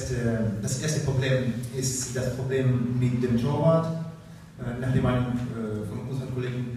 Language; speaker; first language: German; non-native, learner; Russian